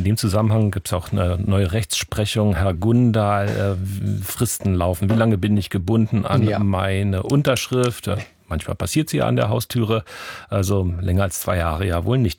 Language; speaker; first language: German; native; German